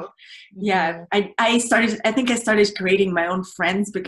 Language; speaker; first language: English; non-native, fluent; Russian